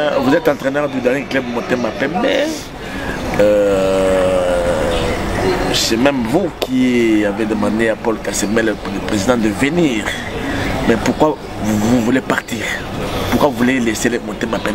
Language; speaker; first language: French; native; French